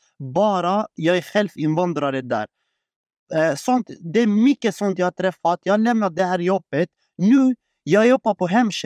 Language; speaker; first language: Swedish; non-native, learner; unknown